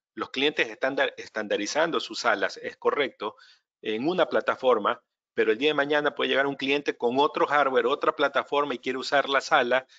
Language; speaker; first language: Spanish; native; Spanish